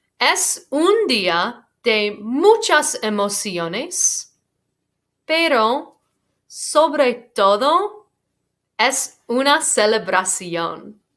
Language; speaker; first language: Spanish; non-native, fluent; English